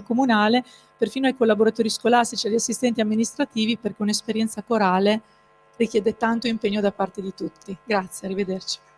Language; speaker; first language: Italian; native; Italian